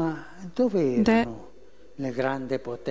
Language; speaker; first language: Italian; early bilingual, heritage; Spanish